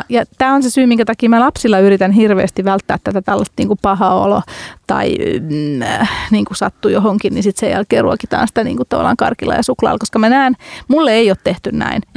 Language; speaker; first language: Finnish; early bilingual, other home language; Hungarian